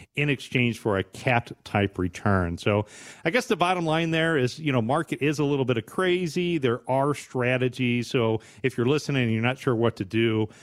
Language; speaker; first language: English; native; English